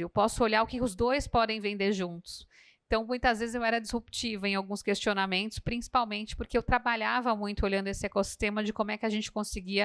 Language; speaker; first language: Portuguese; native; Portuguese